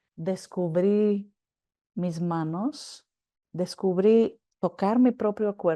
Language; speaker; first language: Spanish; non-native, fluent; Greek